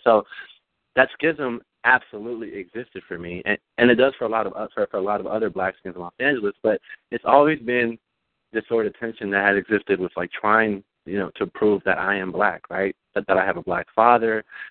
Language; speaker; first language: English; early bilingual, other home language; Spanish